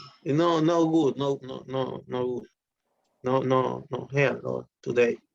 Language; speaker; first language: English; non-native, learner; Spanish